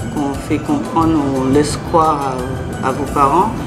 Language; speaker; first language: French; native; French